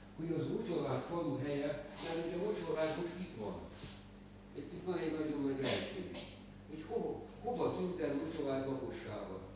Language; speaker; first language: Hungarian; native; Hungarian